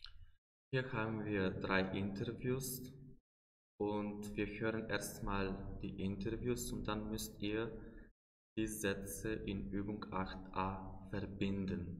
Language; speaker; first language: German; non-native, fluent; Macedonian